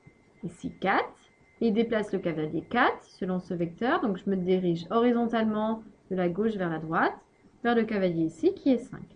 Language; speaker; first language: French; native; French